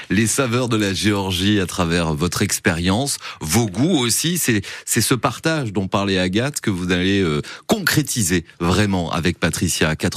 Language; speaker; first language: French; native; French